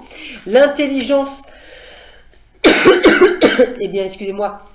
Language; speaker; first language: French; native; French